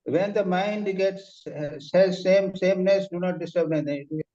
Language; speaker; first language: English; non-native, local second language; Hindi